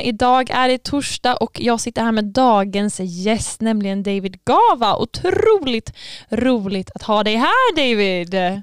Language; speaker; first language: Swedish; native; Swedish